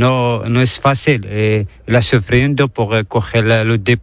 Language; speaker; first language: Spanish; non-native, learner; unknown